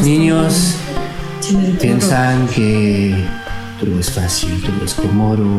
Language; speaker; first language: Spanish; non-native, fluent; French